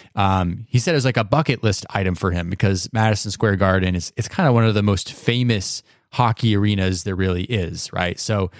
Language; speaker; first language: English; native; English